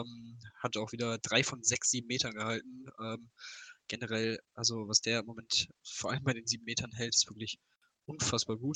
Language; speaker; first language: German; native; German